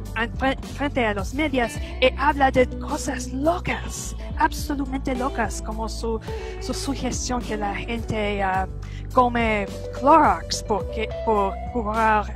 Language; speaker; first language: Spanish; non-native, fluent; English